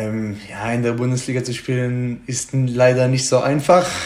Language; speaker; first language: German; non-native, fluent; Hebrew